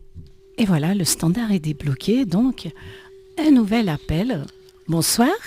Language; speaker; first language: French; native; French